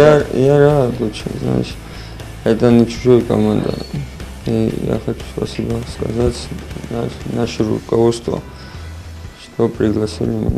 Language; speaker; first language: Russian; non-native, learner; Georgian